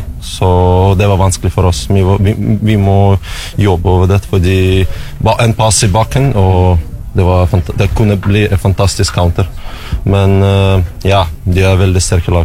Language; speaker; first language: Norwegian; non-native, learner; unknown